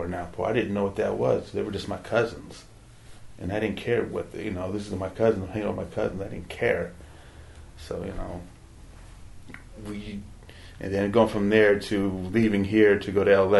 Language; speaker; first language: English; native; English